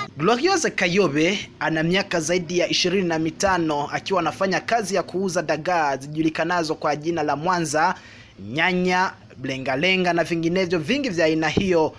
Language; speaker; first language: Swahili; non-native, local second language; Rundi